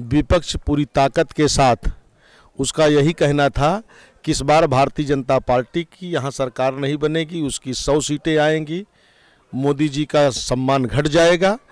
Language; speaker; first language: Hindi; native; Hindi